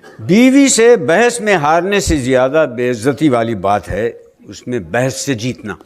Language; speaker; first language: Urdu; native; Urdu